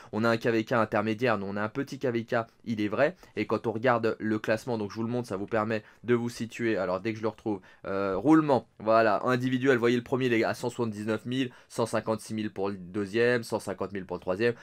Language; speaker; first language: French; native; French